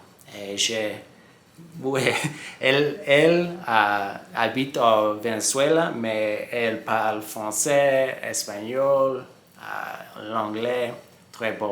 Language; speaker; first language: French; non-native, learner; English